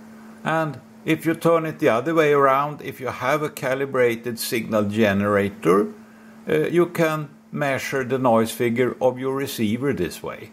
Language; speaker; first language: English; non-native, fluent; Swedish